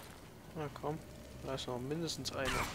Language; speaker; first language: German; native; German